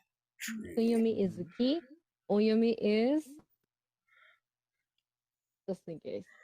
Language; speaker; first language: English; non-native, learner; Japanese